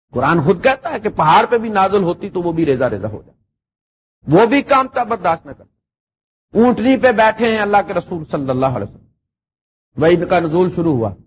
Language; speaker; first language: Urdu; non-native, local second language; Punjabi